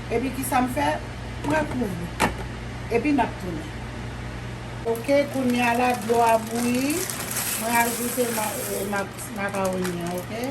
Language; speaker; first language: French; non-native, local second language; Haitian Creole